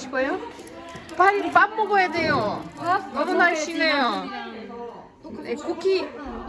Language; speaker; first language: Korean; non-native, learner; Russian